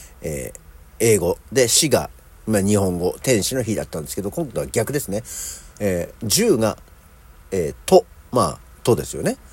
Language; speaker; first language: Japanese; native; Japanese